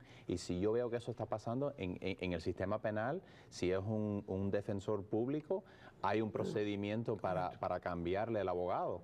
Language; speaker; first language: Spanish; early bilingual, heritage; Spanish